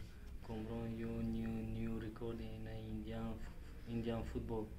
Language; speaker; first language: English; non-native, learner; Tajik